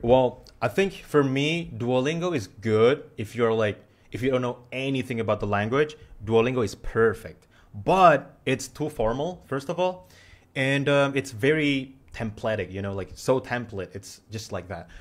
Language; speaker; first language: English; non-native, fluent; Indonesian